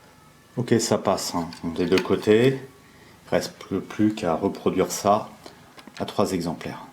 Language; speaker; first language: French; native; French